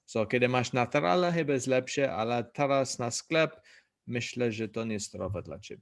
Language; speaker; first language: Polish; non-native, learner; English